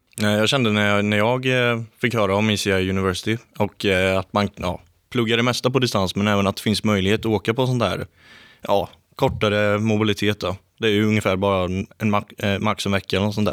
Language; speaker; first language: Swedish; native; Swedish